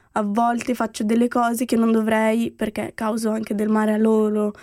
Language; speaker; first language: Italian; early bilingual, other home language; Romany